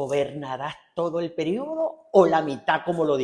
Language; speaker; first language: Spanish; native; Spanish